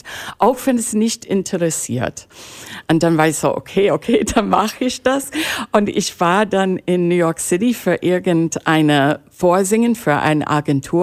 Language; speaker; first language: German; non-native, fluent; English